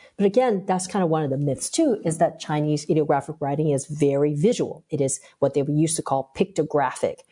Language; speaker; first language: English; early bilingual, other home language; Chinese